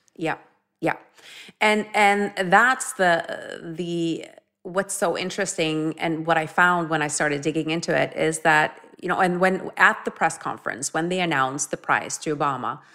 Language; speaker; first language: English; non-native, fluent; Norwegian